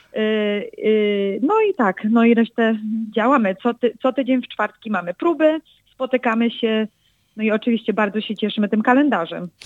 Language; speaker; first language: Polish; early bilingual, heritage; Polish